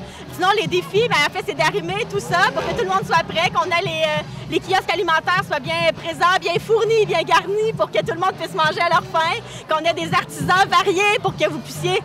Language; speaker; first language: French; native; French